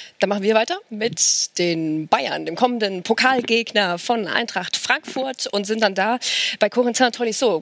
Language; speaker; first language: German; native; German